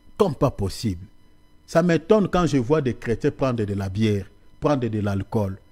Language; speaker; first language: French; non-native, local second language; Lingala